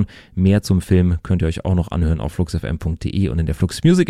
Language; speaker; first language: German; native; German